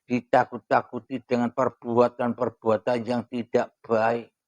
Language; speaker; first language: Indonesian; non-native, local second language; Javanese